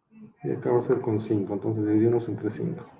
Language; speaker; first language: Spanish; native; Spanish